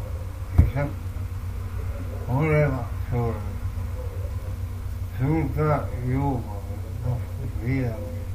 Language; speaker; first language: Estonian; non-native, local second language; Russian